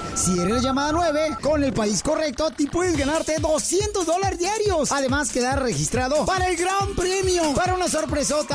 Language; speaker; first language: Spanish; native; Spanish